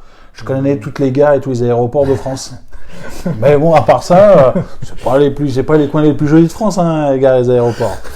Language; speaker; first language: French; native; French